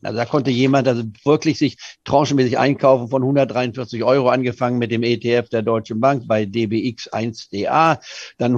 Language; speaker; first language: German; native; German